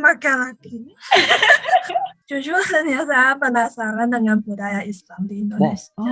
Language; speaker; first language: Indonesian; non-native, learner; Chinese